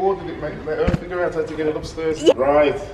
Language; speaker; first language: English; native; English